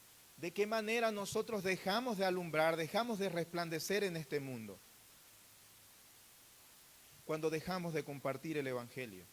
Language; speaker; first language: Spanish; native; Spanish